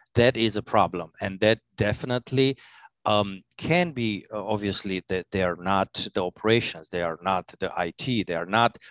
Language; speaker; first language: English; non-native, fluent; Romanian